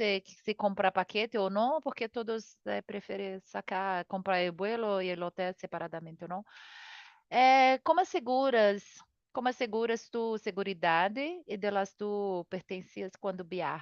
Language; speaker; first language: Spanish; non-native, learner; Portuguese